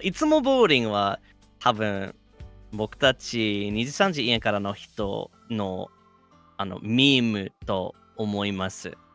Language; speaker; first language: Japanese; non-native, fluent; English